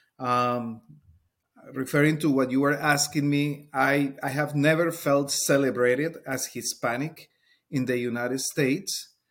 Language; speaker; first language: English; non-native, fluent; Spanish